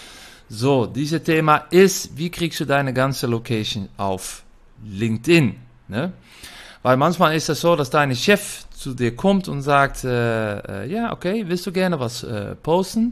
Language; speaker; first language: German; non-native, fluent; Dutch